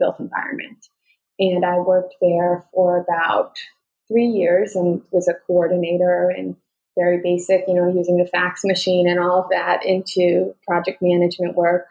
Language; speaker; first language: English; native; English